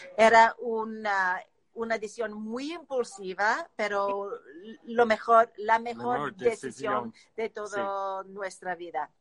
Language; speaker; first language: Spanish; non-native, learner; English